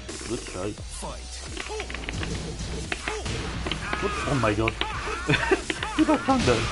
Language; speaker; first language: English; non-native, learner; Italian